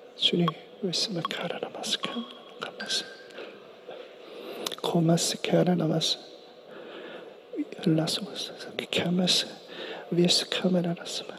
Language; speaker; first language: German; non-native, learner; Korean